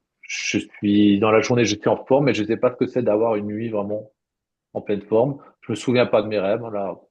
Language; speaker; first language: French; native; French